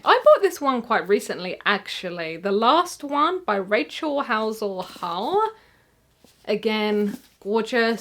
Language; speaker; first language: English; native; English